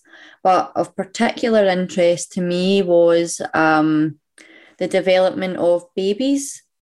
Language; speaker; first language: English; native; English